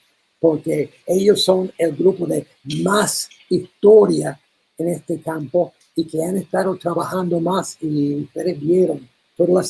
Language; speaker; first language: Spanish; non-native, learner; English